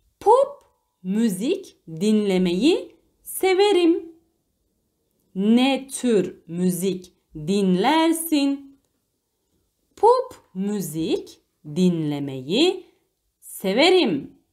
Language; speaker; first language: Turkish; non-native, fluent; Arabic